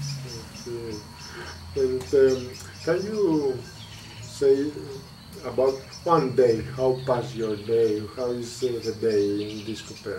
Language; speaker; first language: English; non-native, learner; Greek